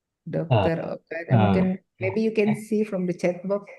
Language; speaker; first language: English; non-native, fluent; Indonesian